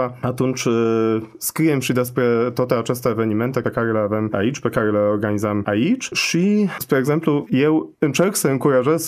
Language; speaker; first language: Romanian; non-native, fluent; Polish